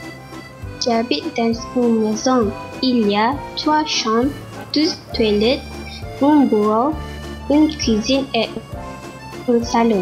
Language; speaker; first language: French; non-native, learner; Malay